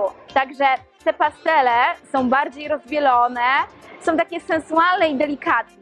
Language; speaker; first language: Polish; native; Polish